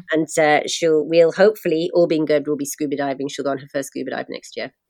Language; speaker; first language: English; native; English